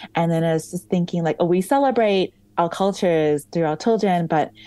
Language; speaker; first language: English; native; English